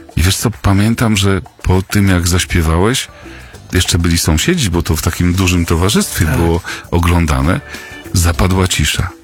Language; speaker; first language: Polish; native; Polish